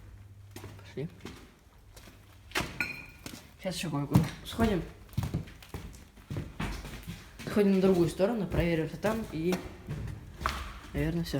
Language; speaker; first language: Russian; native; Russian